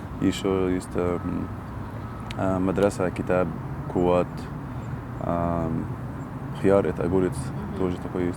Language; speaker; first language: Russian; non-native, learner; Arabic